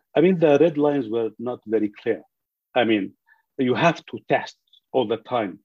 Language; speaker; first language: English; non-native, fluent; Arabic